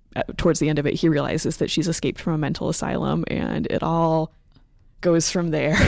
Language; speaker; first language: English; native; English